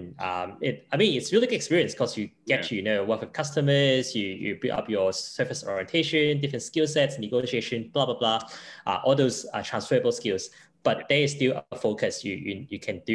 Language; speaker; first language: English; non-native, local second language; Cantonese